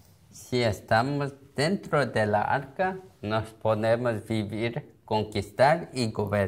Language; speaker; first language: Spanish; non-native, learner; Korean